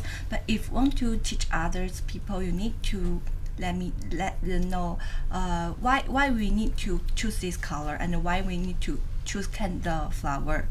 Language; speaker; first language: English; non-native, learner; Chinese